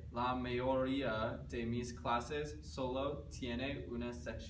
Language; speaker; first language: Spanish; non-native, learner; English